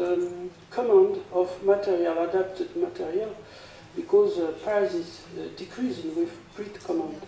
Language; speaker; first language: English; non-native, learner; French